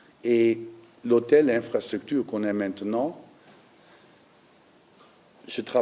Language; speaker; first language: French; non-native, fluent; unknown